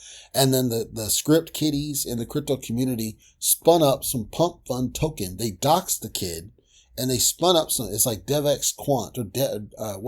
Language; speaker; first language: English; native; English